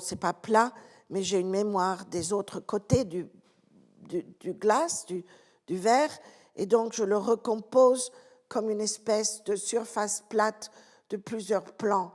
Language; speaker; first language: French; non-native, fluent; Italian